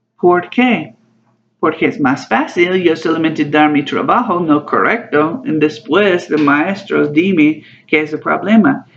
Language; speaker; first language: Spanish; non-native, learner; English